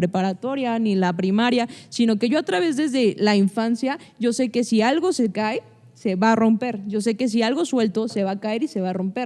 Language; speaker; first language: Spanish; native; Spanish